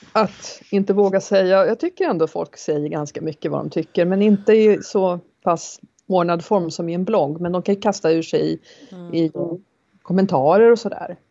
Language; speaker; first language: Swedish; native; Swedish